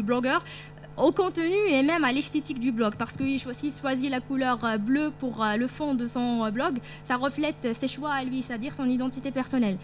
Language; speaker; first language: French; non-native, local second language; Arabic